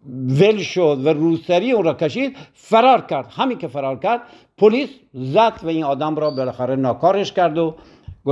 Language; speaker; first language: Persian; native; Persian